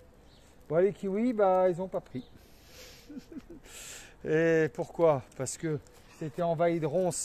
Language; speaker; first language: French; native; French